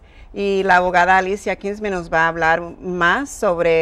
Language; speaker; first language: Spanish; native; Spanish